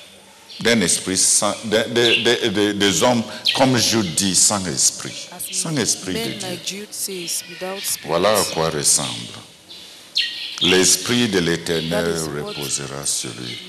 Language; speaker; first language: French; non-native, local second language; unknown